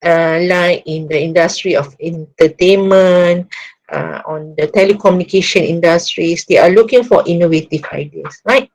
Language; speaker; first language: English; non-native, local second language; Malay